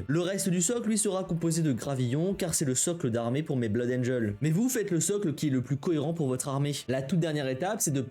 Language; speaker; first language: French; native; French